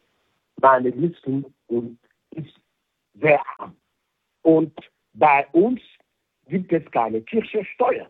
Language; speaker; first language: German; non-native, fluent; French